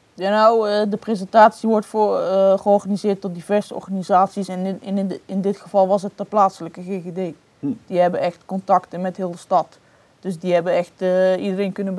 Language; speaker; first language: Dutch; early bilingual, other home language; Turkish